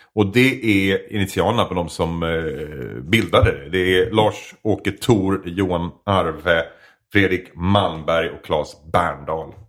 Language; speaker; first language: Swedish; native; Swedish